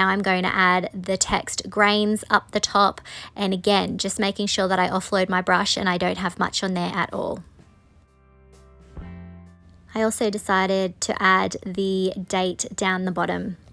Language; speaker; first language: English; native; English